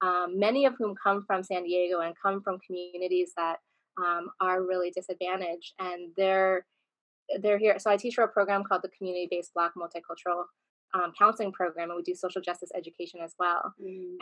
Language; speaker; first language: English; native; English